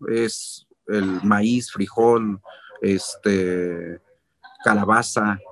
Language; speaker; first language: Spanish; non-native, local second language; Nahuatl languages